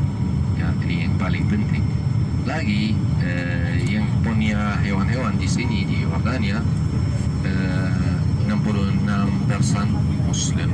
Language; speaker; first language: Indonesian; non-native, learner; Arabic